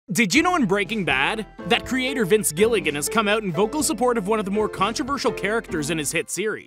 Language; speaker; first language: English; native; English